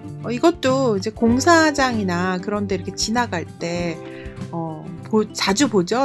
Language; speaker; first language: Korean; native; Korean